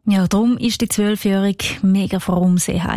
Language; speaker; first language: German; native; German